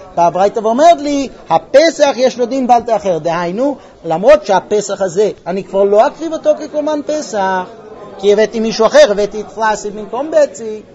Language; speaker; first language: Hebrew; early bilingual, heritage; Hebrew